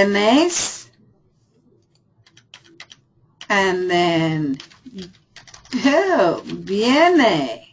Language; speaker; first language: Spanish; non-native, fluent; English